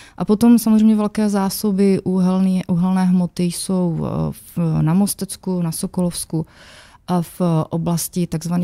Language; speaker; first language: Czech; native; Czech